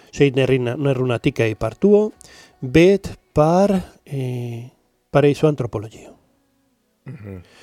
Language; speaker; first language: Latvian; non-native, learner; Spanish